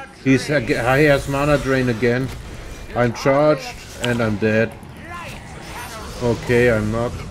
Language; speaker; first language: English; non-native, fluent; German